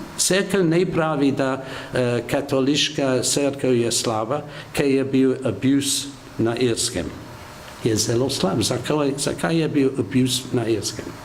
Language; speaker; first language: Slovenian; non-native, fluent; English